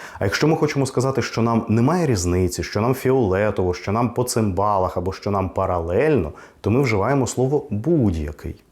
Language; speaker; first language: Ukrainian; non-native, local second language; Russian